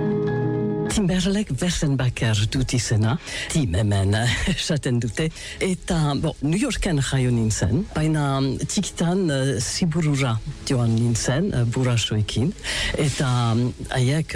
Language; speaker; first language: Basque; non-native, local second language; English